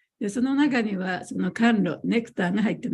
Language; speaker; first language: Japanese; native; Japanese